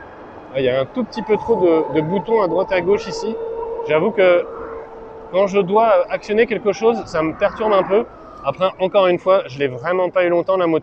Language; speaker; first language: French; native; French